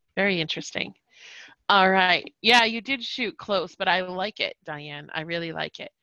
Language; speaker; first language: English; native; English